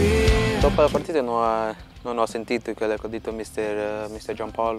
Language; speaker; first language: Italian; non-native, fluent; Portuguese